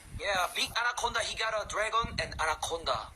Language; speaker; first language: English; non-native, learner; Thai